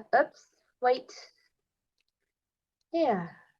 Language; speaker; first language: English; non-native, learner; Chinese